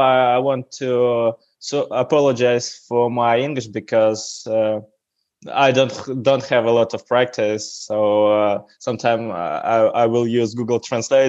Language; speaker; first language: English; non-native, learner; Russian